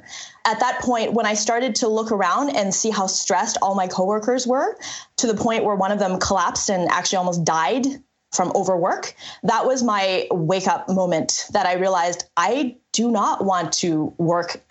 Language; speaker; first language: English; early bilingual, other home language; Chinese